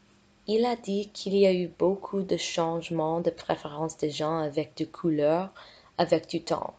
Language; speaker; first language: French; non-native, fluent; English